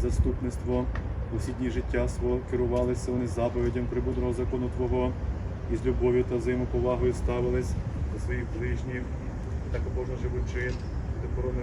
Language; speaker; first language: Ukrainian; native; Ukrainian